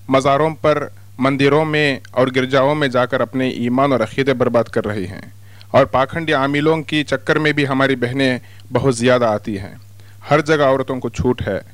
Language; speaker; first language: Urdu; native; Urdu